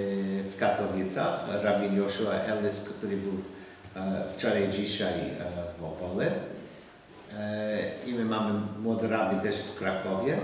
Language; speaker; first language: Polish; non-native, learner; English